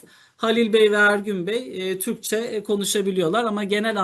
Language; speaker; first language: Turkish; native; Turkish